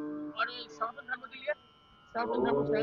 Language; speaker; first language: Hindi; non-native, local second language; Bangla